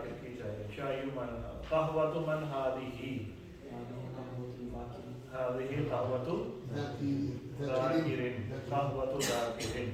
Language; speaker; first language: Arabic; non-native, fluent; Urdu